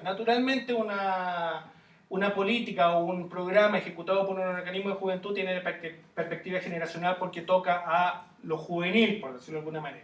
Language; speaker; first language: Spanish; native; Spanish